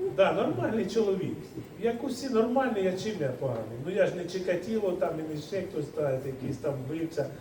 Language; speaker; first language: Ukrainian; native; Ukrainian